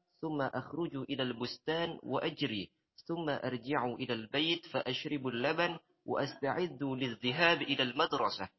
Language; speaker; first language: Arabic; non-native, learner; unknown